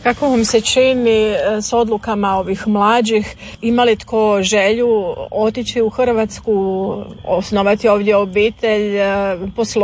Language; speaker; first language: Serbian; native; Serbian